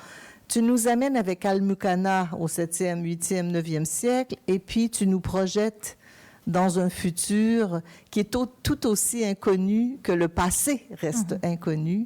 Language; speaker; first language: French; native; French